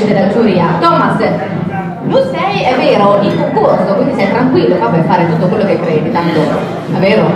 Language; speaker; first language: Italian; native; Italian